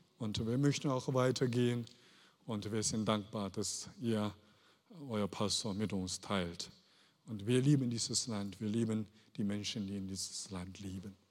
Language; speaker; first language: German; non-native, fluent; Chinese